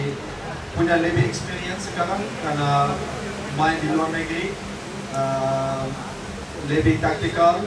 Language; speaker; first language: Indonesian; non-native, fluent; Dutch